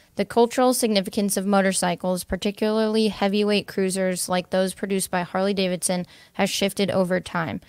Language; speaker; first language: English; native; English